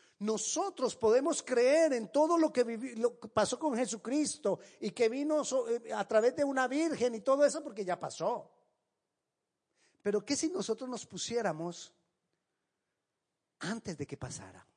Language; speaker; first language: Spanish; native; Spanish